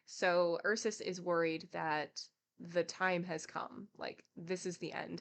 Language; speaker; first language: English; native; English